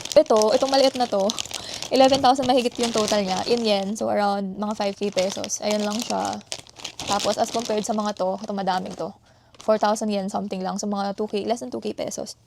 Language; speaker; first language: Filipino; native; Filipino